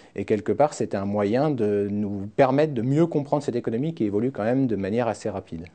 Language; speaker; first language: French; native; French